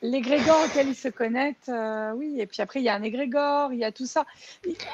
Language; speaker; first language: French; native; French